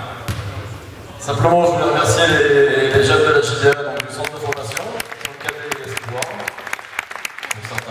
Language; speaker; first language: French; native; French